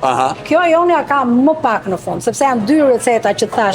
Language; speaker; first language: Albanian; native; Albanian